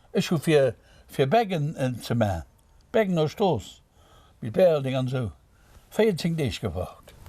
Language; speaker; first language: Luxembourgish; native; Luxembourgish